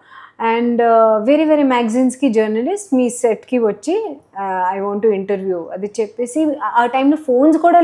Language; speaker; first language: Telugu; non-native, learner; Hindi